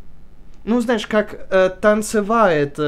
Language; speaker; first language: Russian; early bilingual, heritage; Italian